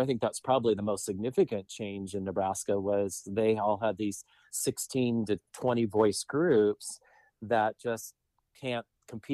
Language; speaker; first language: English; native; English